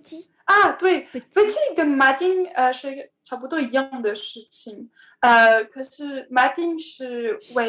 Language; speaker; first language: Chinese; non-native, learner; French